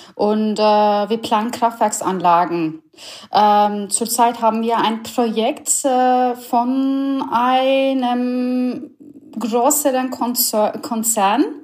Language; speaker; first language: German; non-native, fluent; Turkish